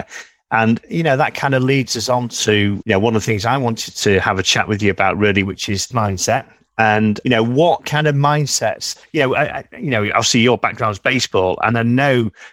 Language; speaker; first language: English; native; English